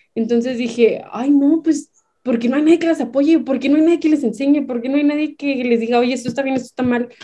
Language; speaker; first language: Spanish; native; Spanish